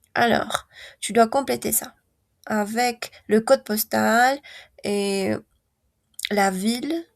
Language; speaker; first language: French; non-native, fluent; Spanish